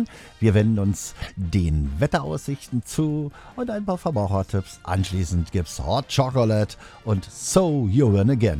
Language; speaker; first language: German; native; German